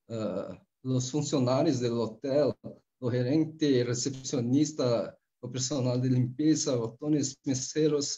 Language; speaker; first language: Spanish; non-native, fluent; Portuguese